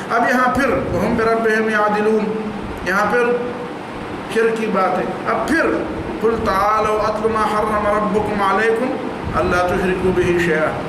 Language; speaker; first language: Urdu; non-native, local second language; Pashto